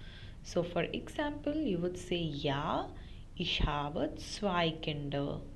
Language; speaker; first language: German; non-native, fluent; Hindi